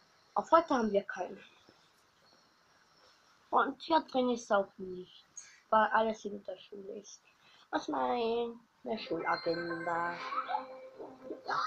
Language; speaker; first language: German; early bilingual, other home language; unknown